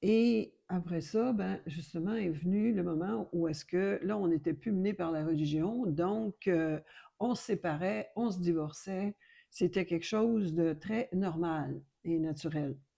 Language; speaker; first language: French; native; French